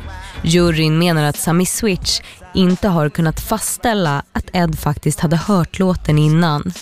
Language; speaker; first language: Swedish; native; Swedish